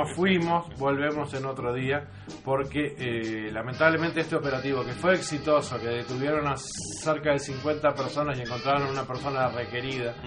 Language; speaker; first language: Spanish; native; Spanish